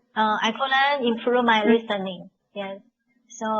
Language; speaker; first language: English; non-native, learner; Chinese